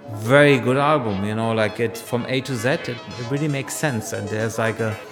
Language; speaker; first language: English; non-native, fluent; German